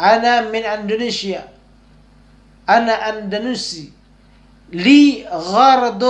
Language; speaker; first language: Arabic; non-native, fluent; Indonesian